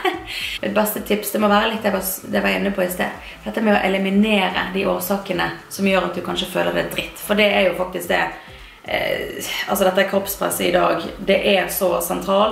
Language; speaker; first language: Norwegian; native; Norwegian